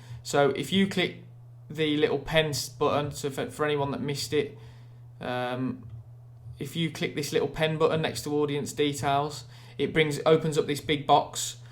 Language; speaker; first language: English; native; English